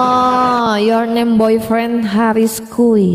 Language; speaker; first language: English; non-native, learner; Indonesian